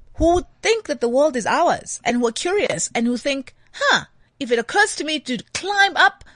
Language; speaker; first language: English; non-native, local second language; Xhosa